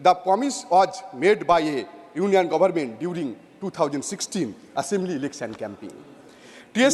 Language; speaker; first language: English; non-native, local second language; Bangla